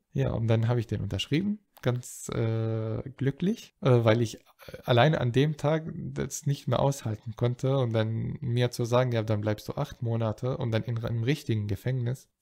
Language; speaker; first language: German; non-native, fluent; Arabic